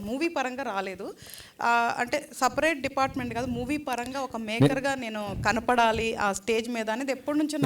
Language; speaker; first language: Telugu; native; Telugu